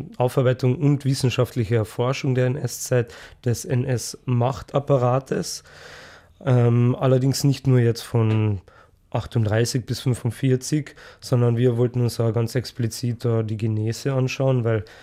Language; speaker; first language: German; native; German